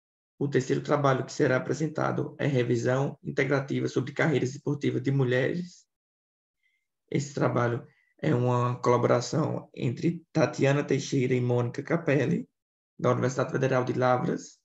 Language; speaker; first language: Portuguese; native; Portuguese